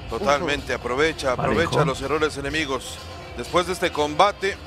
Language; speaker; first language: Spanish; native; Spanish